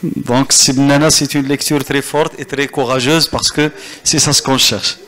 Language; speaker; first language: French; non-native, local second language; Arabic